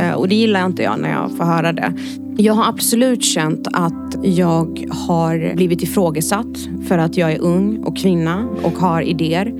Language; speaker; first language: Swedish; early bilingual, other home language; Arabic